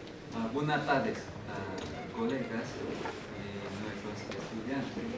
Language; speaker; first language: Spanish; non-native, learner; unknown